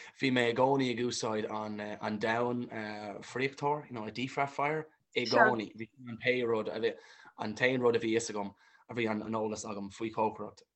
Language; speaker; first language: Irish; non-native, local second language; English